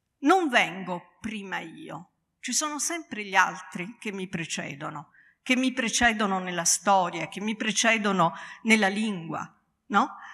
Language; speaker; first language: Italian; native; Italian